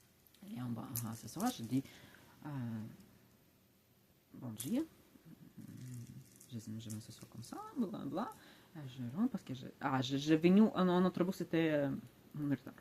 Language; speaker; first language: French; non-native, learner; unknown